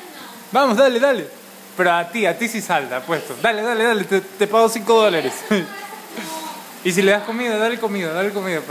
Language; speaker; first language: Spanish; native; Spanish